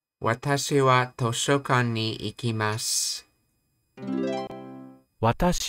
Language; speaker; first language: Japanese; non-native, learner; English